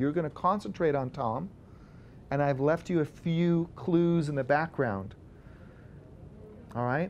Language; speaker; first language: English; native; English